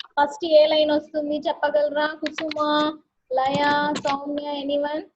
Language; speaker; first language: Telugu; non-native, local second language; Urdu